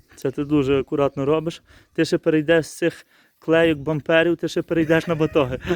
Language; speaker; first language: Ukrainian; native; Ukrainian